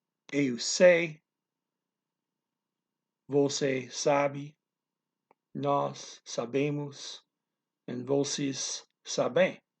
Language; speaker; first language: Portuguese; non-native, learner; English